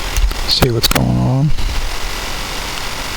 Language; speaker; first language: English; native; English